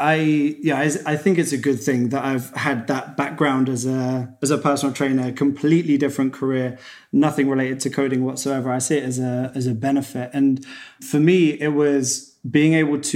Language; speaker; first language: English; native; English